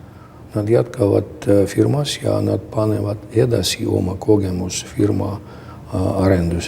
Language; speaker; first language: Estonian; non-native, local second language; Russian